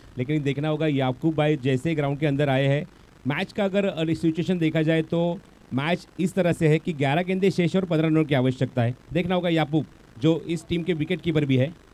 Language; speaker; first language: Hindi; non-native, local second language; Marathi